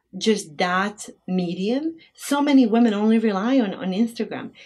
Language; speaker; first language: English; non-native, fluent; Bosnian